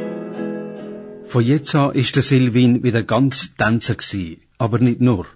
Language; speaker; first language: German; native; German